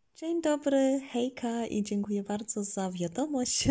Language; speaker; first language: Polish; early bilingual, heritage; Polish